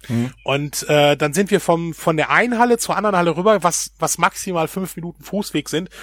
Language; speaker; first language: German; native; German